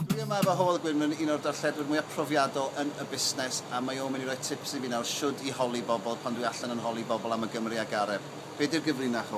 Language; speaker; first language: Welsh; native; Welsh